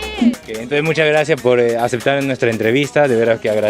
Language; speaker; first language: Spanish; native; Spanish